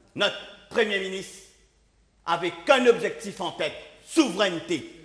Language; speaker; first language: French; non-native, local second language; Morisyen